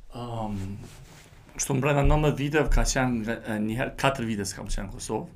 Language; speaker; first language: Albanian; early bilingual, heritage; Albanian